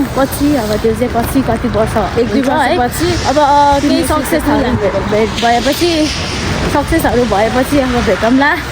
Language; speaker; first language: Nepali; native; Nepali